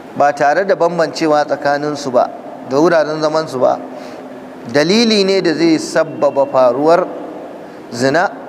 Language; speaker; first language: Hausa; native; Hausa